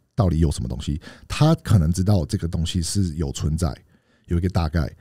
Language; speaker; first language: Chinese; early bilingual, heritage; Chinese